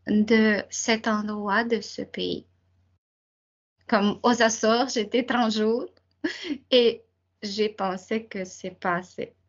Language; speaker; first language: French; non-native, fluent; Ukrainian